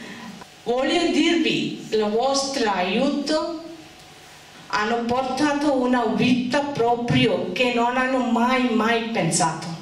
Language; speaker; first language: Italian; non-native, learner; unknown